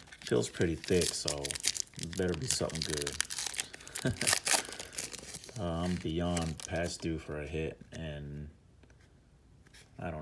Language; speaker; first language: English; native; English